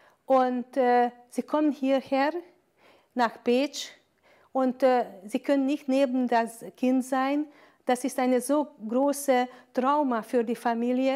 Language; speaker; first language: German; non-native, fluent; Hungarian